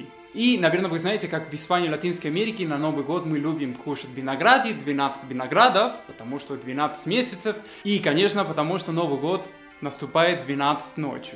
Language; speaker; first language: Russian; non-native, fluent; Spanish